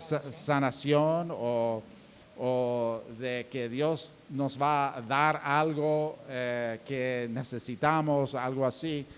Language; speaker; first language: Spanish; non-native, fluent; English